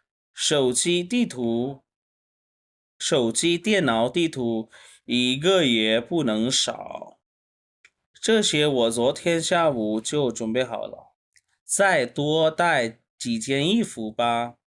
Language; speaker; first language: Chinese; non-native, fluent; Urdu